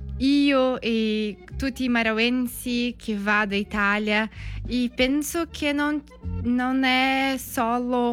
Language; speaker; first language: Italian; non-native, learner; Portuguese